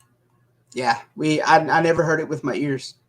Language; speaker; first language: English; native; English